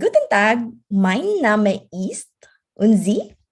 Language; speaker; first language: German; non-native, fluent; Filipino